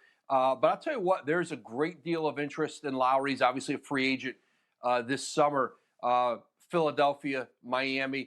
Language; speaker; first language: English; native; English